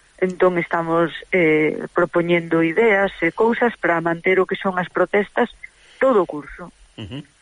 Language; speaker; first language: Galician; native; Galician